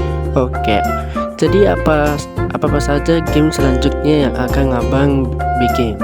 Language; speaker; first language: Indonesian; native; Indonesian